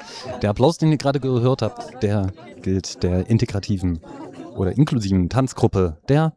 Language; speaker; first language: German; native; German